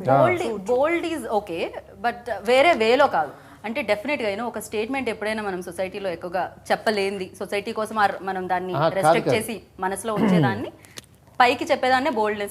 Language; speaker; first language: Telugu; native; Telugu